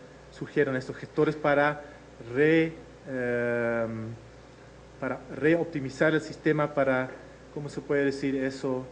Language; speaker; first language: Spanish; non-native, fluent; Dutch